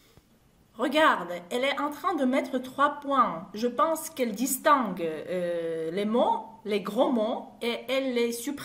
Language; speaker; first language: French; non-native, fluent; Russian